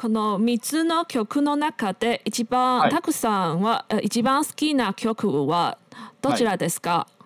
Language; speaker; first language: Japanese; non-native, learner; Chinese